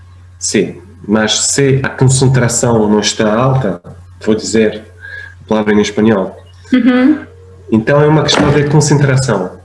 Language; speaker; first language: Portuguese; non-native, fluent; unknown